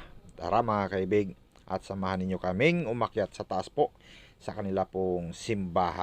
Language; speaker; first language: Filipino; native; Filipino